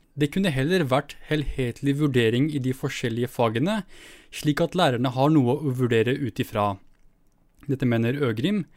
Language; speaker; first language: Norwegian; early bilingual, other home language; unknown